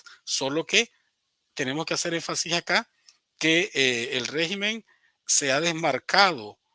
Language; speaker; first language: Spanish; native; Spanish